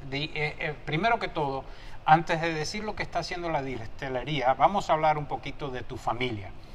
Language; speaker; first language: Spanish; early bilingual, heritage; Spanish